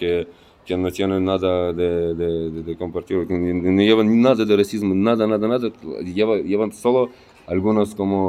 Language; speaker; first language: Spanish; non-native, fluent; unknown